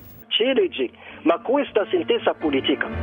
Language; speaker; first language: Italian; non-native, learner; Arabic